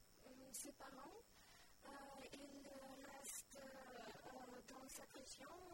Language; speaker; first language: French; non-native, learner; Ukrainian